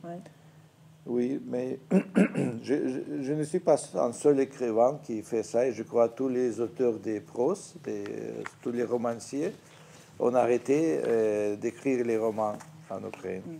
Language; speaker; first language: French; non-native, fluent; Russian